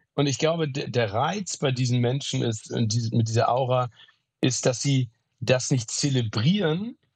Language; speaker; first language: German; native; German